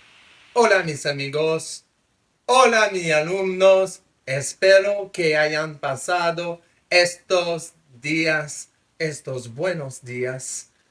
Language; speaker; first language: Spanish; non-native, fluent; French